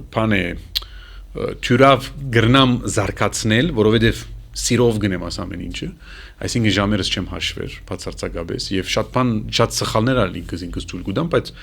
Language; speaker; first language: Armenian; early bilingual, heritage; Armenian